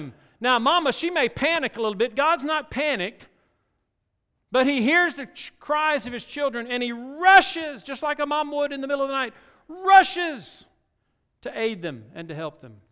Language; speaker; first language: English; native; English